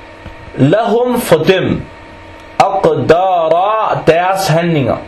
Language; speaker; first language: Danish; early bilingual, other home language; Arabic